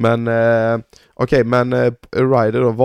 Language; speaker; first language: Swedish; native; Swedish